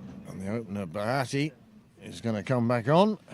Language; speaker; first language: English; native; English